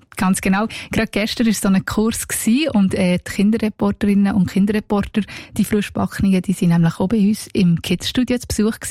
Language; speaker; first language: German; native; German